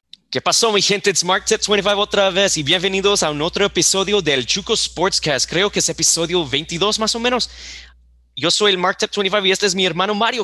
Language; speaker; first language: Spanish; early bilingual, heritage; Spanish